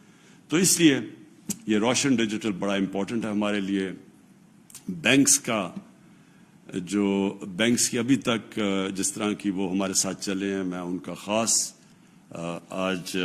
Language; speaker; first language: Urdu; native; Urdu